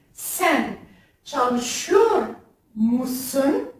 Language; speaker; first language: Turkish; non-native, fluent; French